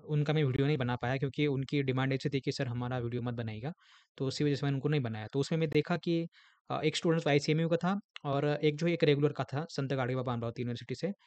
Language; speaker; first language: Hindi; non-native, local second language; Marathi